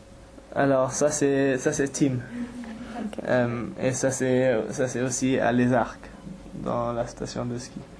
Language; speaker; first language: French; non-native, fluent; English